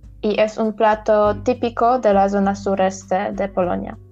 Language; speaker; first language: Spanish; non-native, learner; Polish